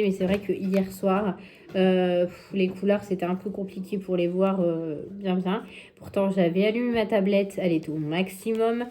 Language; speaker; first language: French; native; French